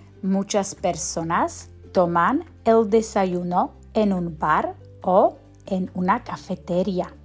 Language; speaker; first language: Spanish; non-native, fluent; Slovak